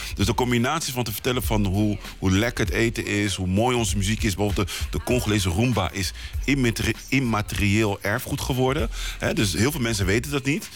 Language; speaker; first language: Dutch; early bilingual, other home language; Lingala